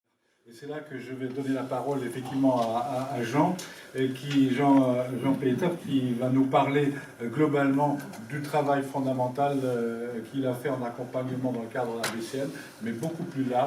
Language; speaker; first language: French; native; French